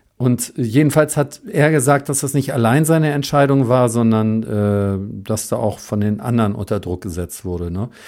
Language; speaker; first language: German; native; German